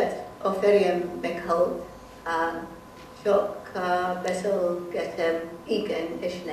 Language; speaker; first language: Hungarian; non-native, learner; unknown